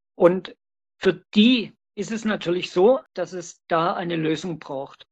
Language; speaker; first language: German; native; German